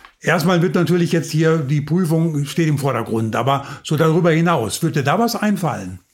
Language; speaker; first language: German; native; German